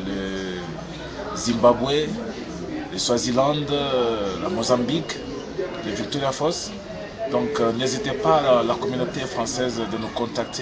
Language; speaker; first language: French; non-native, fluent; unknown